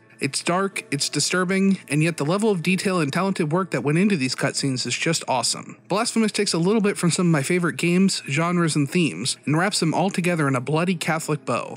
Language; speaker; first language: English; native; English